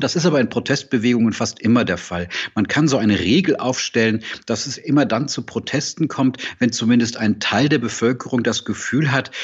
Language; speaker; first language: German; native; German